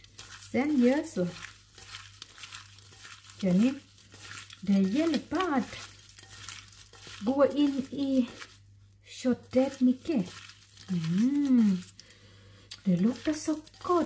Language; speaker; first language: Swedish; non-native, learner; Thai